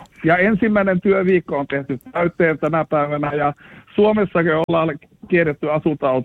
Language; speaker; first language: Finnish; early bilingual, heritage; Finnish